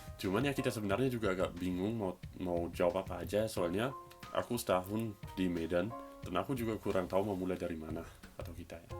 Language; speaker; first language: Indonesian; non-native, fluent; German